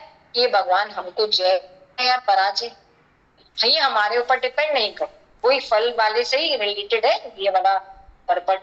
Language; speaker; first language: Hindi; native; Hindi